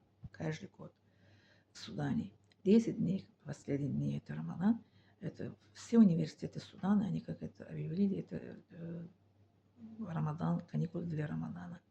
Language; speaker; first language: Russian; non-native, learner; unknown